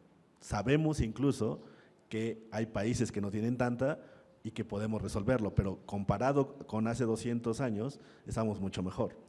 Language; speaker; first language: Spanish; native; Spanish